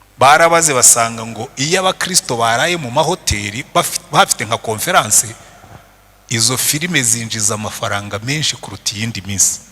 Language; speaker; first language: Kinyarwanda; native; Kinyarwanda